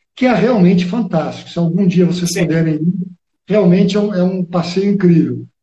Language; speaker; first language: Portuguese; early bilingual, other home language; Spanish